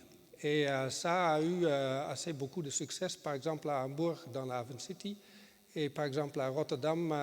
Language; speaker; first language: French; non-native, fluent; Dutch